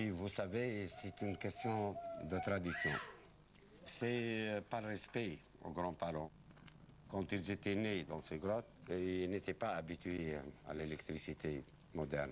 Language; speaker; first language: French; non-native, local second language; Arabic